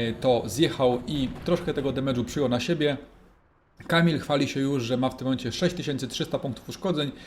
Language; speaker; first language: Polish; native; Polish